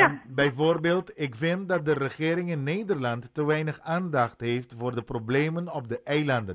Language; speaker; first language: Dutch; non-native, local second language; Papiamento